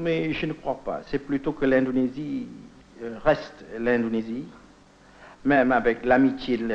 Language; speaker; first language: French; non-native, fluent; Indonesian